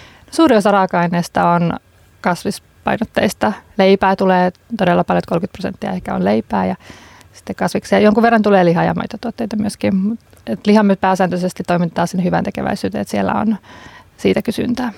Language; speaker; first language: Finnish; native; Finnish